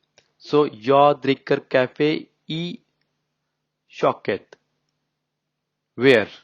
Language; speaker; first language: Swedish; non-native, learner; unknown